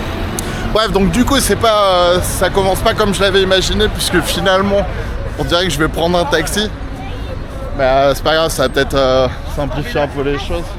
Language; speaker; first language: French; native; French